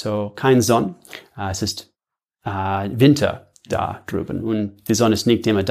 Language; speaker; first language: German; non-native, learner; English